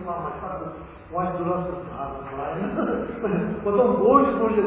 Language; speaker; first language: Russian; non-native, learner; Tibetan